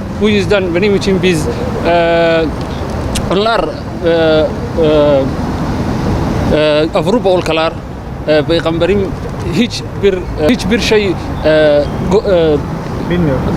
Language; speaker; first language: Turkish; non-native, learner; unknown